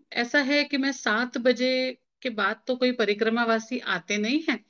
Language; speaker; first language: Hindi; non-native, local second language; Marathi